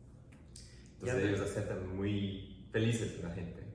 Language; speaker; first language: Spanish; non-native, fluent; English